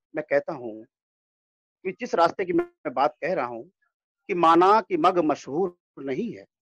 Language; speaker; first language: Hindi; native; Hindi